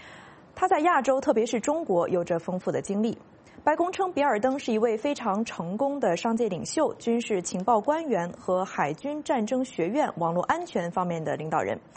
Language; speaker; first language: Chinese; native; Chinese